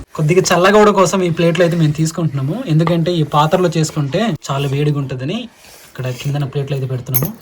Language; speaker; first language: Telugu; non-native, local second language; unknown